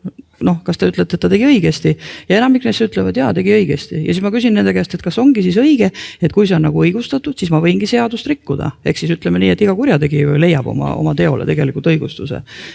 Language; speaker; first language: Estonian; native; Estonian